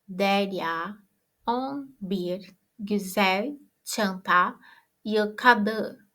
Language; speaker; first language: Turkish; non-native, fluent; Portuguese